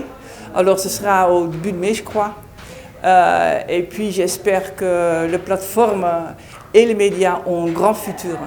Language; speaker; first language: French; non-native, fluent; Dutch